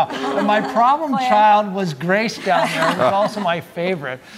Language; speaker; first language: English; native; English